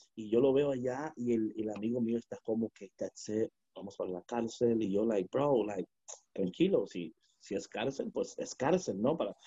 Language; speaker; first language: Spanish; early bilingual, heritage; Spanish